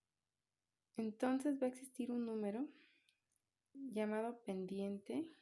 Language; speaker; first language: Spanish; native; Spanish